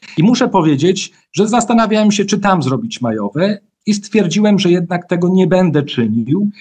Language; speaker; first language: Polish; native; Polish